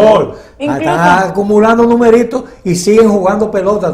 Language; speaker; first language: Spanish; native; Spanish